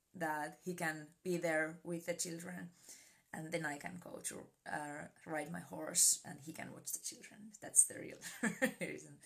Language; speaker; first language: English; non-native, fluent; Finnish